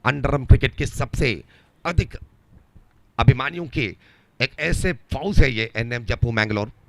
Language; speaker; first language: Hindi; non-native, local second language; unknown